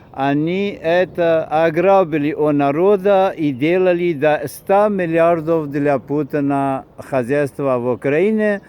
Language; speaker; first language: Russian; non-native, fluent; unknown